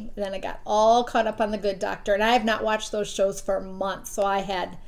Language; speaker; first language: English; native; English